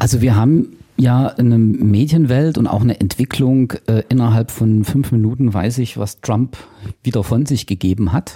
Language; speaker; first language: German; native; German